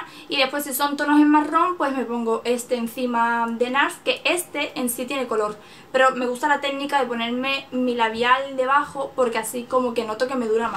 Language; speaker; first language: Spanish; native; Spanish